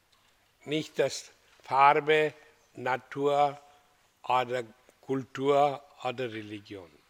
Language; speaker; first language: German; non-native, learner; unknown